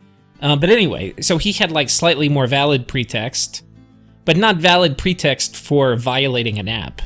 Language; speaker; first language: English; native; English